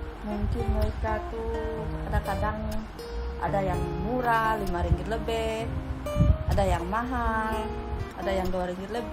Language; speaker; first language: Malay; native; Malay